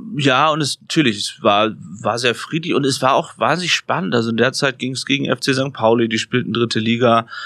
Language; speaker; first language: German; native; German